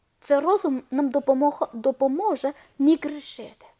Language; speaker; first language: Ukrainian; non-native, learner; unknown